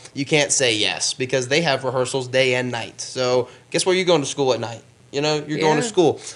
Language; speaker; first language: English; native; English